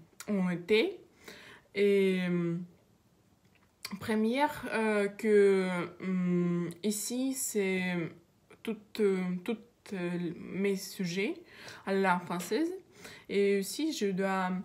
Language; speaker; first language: French; non-native, learner; Russian